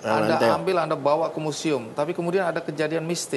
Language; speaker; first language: Indonesian; native; Indonesian